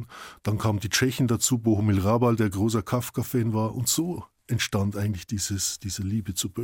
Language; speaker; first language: German; native; German